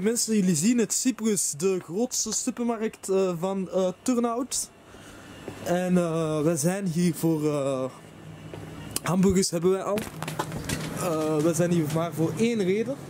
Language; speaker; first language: Dutch; native; Dutch